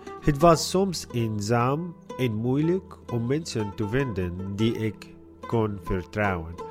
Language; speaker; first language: Dutch; non-native, learner; Arabic